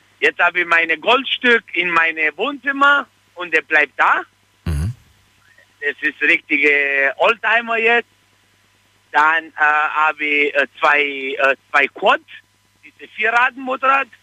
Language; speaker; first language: German; non-native, fluent; Italian